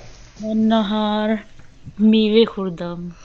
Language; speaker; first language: Persian; non-native, learner; Urdu